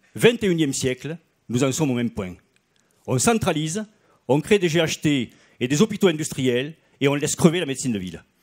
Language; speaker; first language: French; native; French